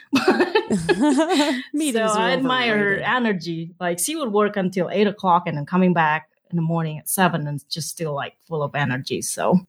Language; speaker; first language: English; non-native, fluent; Indonesian